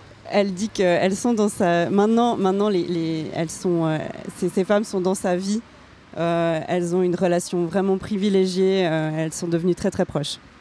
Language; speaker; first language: French; native; French